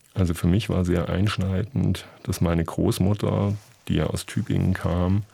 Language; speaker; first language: German; native; German